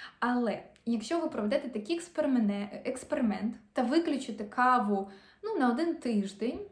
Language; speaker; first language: Ukrainian; non-native, local second language; Russian